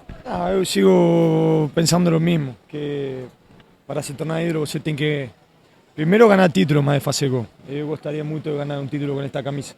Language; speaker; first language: Portuguese; non-native, fluent; Spanish